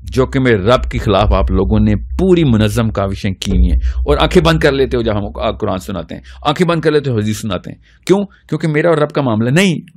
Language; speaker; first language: Urdu; native; Urdu